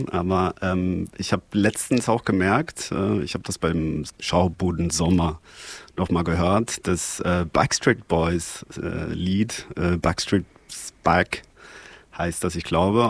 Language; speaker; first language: German; non-native, fluent; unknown